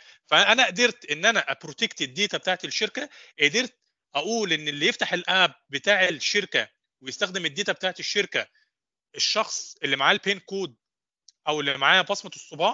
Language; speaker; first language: Arabic; native; Arabic